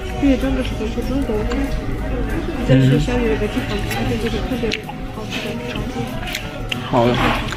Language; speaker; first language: Chinese; non-native, learner; Russian